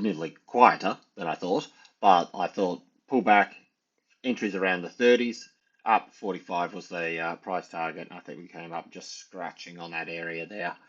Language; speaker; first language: English; native; English